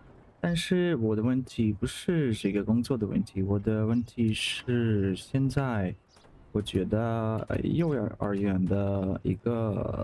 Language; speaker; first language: Chinese; non-native, learner; Russian